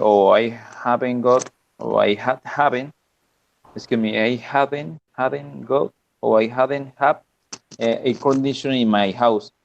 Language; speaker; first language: English; non-native, learner; Spanish